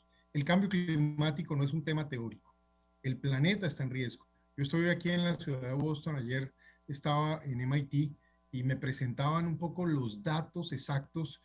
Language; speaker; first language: Spanish; native; Spanish